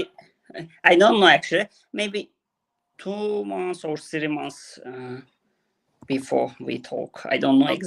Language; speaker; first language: English; non-native, learner; Azerbaijani